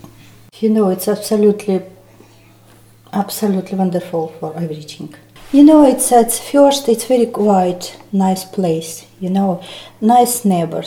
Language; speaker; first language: English; non-native, learner; Russian